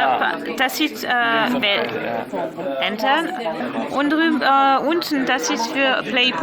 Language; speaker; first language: German; non-native, learner; French